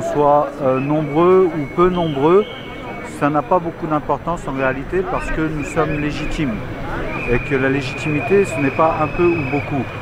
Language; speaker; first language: French; native; French